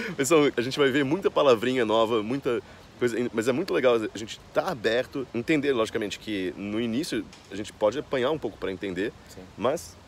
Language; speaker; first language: Portuguese; native; Portuguese